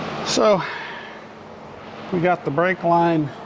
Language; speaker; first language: English; native; English